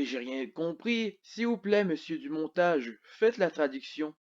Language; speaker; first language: French; native; French